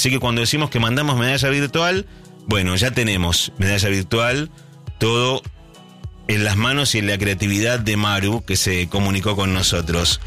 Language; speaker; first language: Spanish; native; Spanish